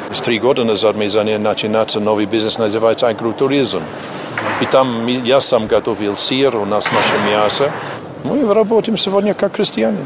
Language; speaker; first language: Russian; non-native, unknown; English